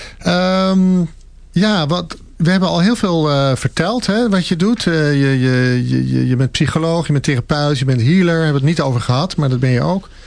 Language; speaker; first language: Dutch; native; Dutch